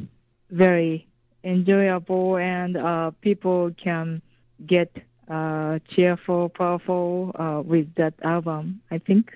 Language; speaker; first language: English; non-native, fluent; Japanese